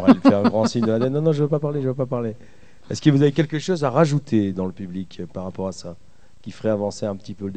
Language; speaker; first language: French; native; French